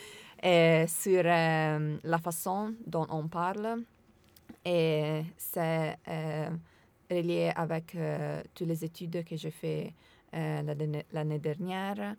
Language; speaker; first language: French; non-native, learner; Italian